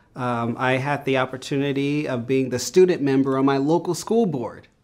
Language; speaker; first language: English; native; English